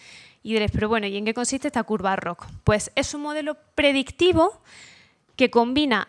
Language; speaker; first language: Spanish; native; Spanish